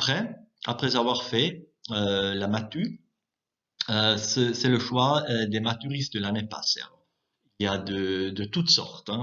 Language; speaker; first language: French; non-native, local second language; German